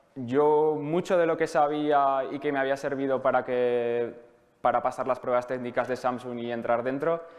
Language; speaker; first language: Spanish; native; Spanish